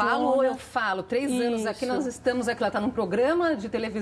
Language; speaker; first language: Portuguese; native; Portuguese